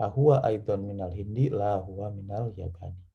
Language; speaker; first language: Arabic; non-native, fluent; Indonesian